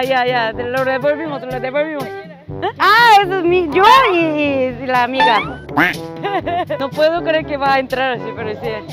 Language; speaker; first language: Spanish; non-native, fluent; Korean